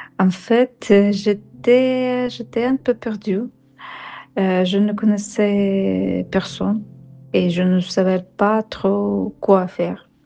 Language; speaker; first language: French; non-native, fluent; Ukrainian